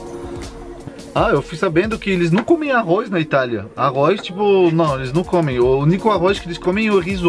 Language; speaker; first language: Portuguese; non-native, fluent; French